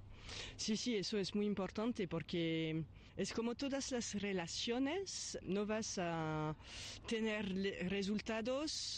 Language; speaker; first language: Spanish; non-native, fluent; French